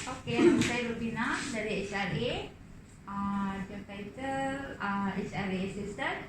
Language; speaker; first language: Malay; native; Malay